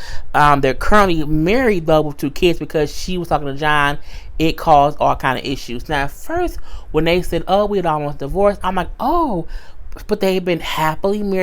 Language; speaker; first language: English; native; English